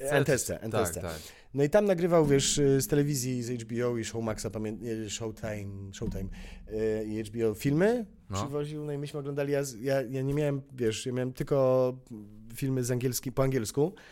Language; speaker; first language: Polish; native; Polish